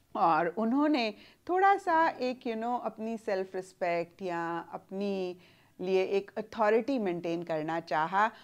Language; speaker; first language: Hindi; native; Hindi